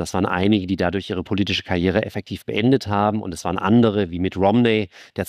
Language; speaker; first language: German; native; German